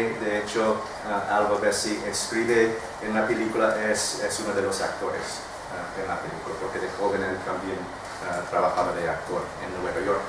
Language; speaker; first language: Spanish; non-native, fluent; English